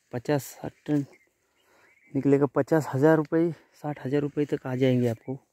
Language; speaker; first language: Hindi; non-native, local second language; Marathi